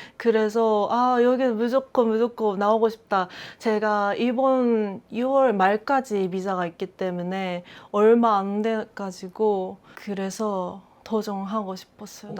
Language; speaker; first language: Korean; non-native, fluent; Japanese